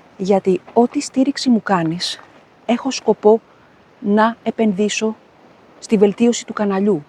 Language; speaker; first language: Greek; native; Greek